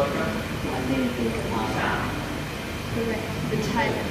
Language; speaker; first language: English; non-native, learner; Thai